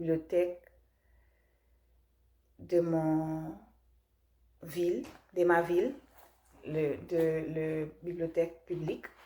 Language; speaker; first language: French; non-native, learner; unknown